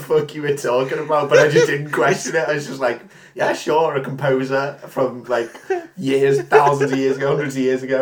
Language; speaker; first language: English; native; English